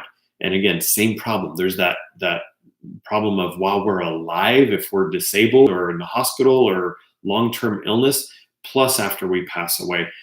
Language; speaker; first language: English; native; English